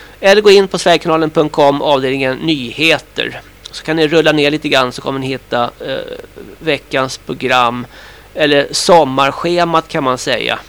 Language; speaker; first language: Swedish; native; Swedish